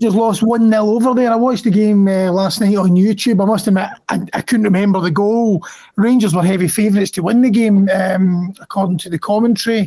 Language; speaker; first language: English; native; English